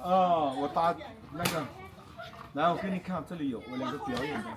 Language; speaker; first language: Chinese; non-native, local second language; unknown